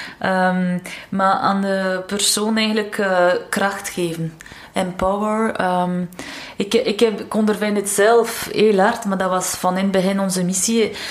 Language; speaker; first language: Dutch; non-native, local second language; French